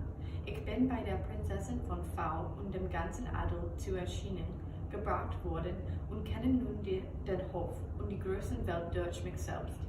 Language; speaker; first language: German; non-native, learner; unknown